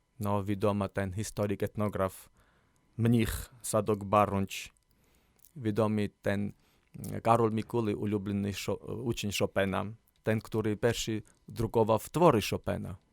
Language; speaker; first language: Polish; non-native, learner; Armenian